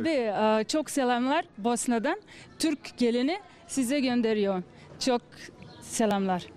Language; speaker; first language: Turkish; non-native, fluent; Bosnian